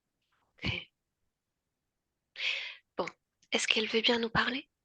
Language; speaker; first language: French; native; French